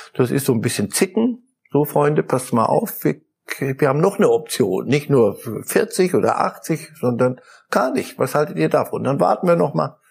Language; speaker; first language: German; early bilingual, other home language; Polish